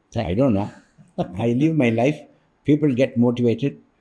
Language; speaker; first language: English; non-native, local second language; Tamil